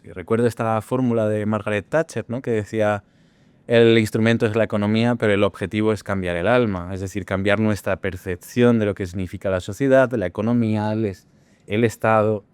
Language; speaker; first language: Spanish; native; Spanish